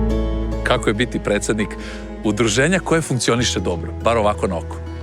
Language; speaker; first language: Croatian; native; Croatian